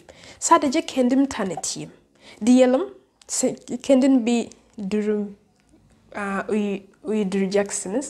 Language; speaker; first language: Turkish; non-native, learner; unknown